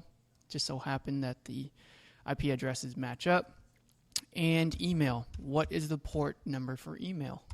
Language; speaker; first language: English; native; English